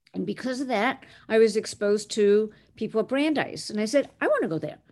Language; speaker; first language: English; non-native, fluent; French